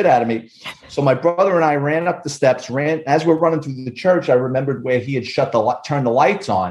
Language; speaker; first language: English; native; English